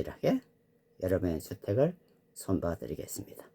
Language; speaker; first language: Korean; native; Korean